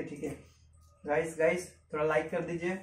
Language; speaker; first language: Hindi; non-native, learner; Bangla